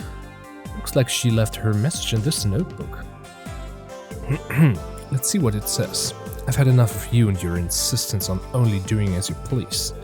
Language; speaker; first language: English; non-native, fluent; German